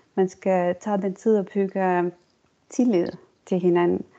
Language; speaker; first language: Danish; non-native, fluent; Estonian